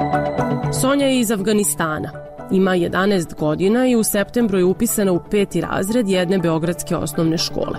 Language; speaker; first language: Serbian; native; Serbian